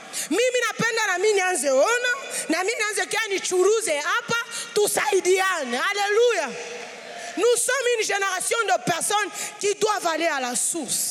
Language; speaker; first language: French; non-native, local second language; Swahili